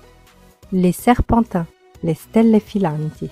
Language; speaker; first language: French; non-native, fluent; Italian